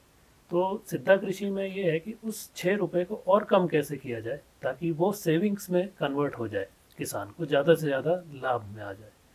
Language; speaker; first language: Hindi; native; Hindi